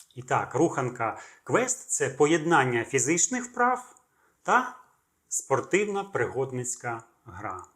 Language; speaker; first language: Ukrainian; native; Ukrainian